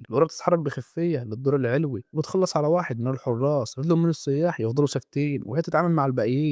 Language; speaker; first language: Arabic; native; Arabic